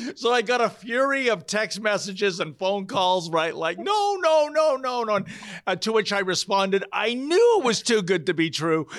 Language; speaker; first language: English; native; English